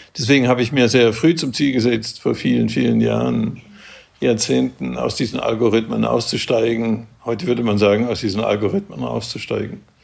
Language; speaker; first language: German; native; German